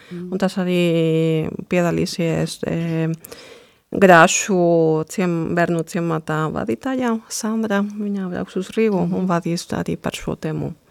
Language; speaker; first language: Latvian; non-native, fluent; Spanish